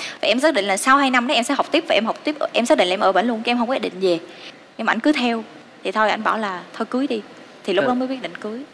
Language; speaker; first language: Vietnamese; native; Vietnamese